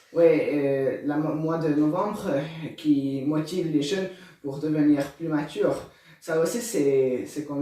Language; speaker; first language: French; non-native, learner; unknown